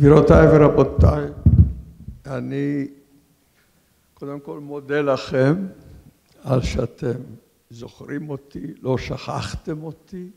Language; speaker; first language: Hebrew; non-native, fluent; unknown